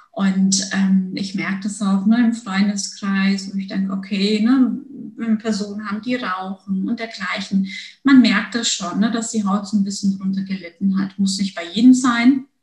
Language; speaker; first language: German; early bilingual, other home language; Turkish